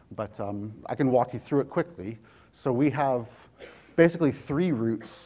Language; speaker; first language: English; native; English